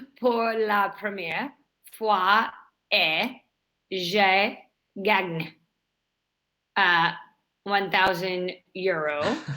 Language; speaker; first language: French; non-native, learner; English